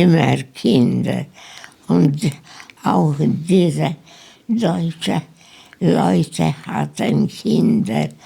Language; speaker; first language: German; non-native, learner; Polish